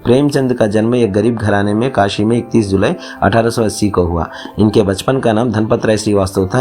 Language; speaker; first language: Hindi; non-native, local second language; Telugu